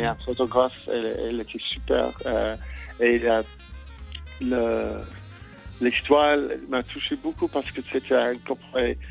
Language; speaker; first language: French; non-native, fluent; English